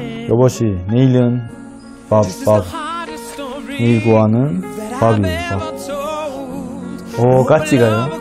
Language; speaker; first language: Korean; non-native, learner; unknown